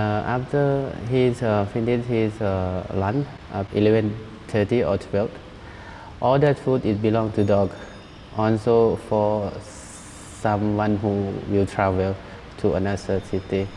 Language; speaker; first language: English; non-native, learner; Thai